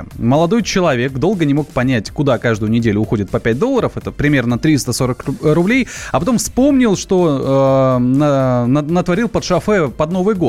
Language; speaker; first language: Russian; native; Russian